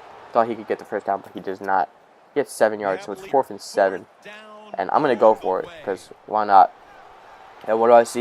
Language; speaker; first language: English; native; English